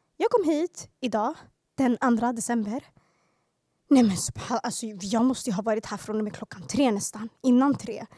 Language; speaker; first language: Swedish; early bilingual, other home language; Arabic